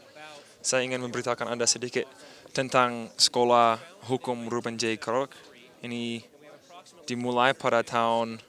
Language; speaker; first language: Indonesian; non-native, fluent; English